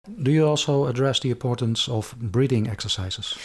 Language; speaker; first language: English; non-native, fluent; Dutch